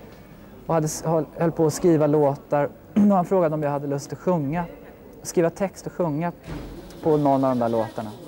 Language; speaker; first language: Swedish; native; Swedish